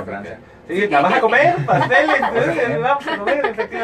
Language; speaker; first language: Spanish; native; Spanish